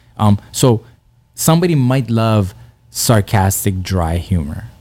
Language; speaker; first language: English; early bilingual, other home language; Persian